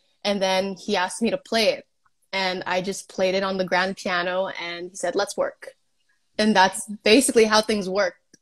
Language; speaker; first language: English; native; English